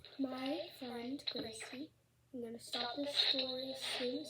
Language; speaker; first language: English; native; English